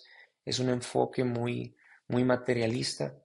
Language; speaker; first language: Spanish; native; Spanish